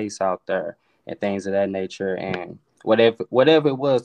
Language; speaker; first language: English; native; English